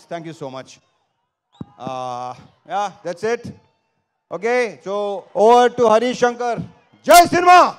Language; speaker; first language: Telugu; native; Telugu